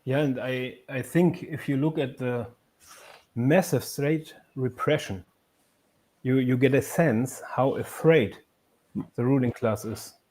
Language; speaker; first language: English; non-native, fluent; German